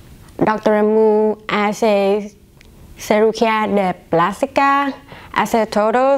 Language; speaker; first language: Spanish; non-native, learner; English